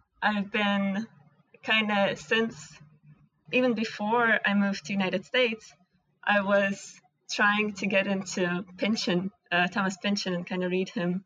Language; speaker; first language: English; non-native, fluent; Russian